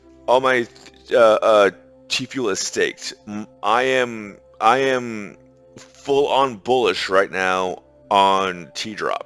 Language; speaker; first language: English; native; English